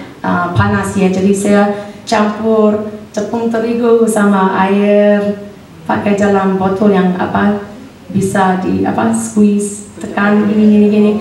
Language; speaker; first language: Indonesian; non-native, fluent; English